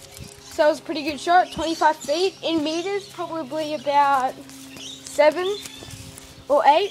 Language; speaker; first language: English; native; English